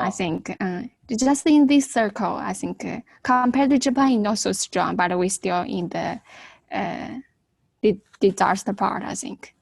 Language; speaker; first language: English; non-native, learner; Chinese